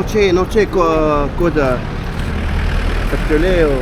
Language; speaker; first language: Italian; non-native, learner; Arabic